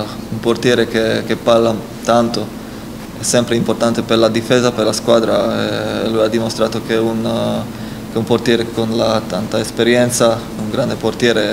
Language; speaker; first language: Italian; non-native, fluent; Slovak